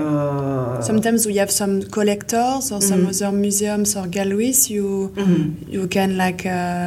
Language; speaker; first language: English; non-native, fluent; French